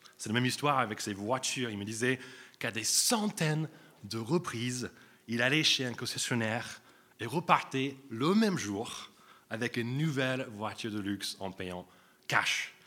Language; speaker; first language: French; non-native, fluent; English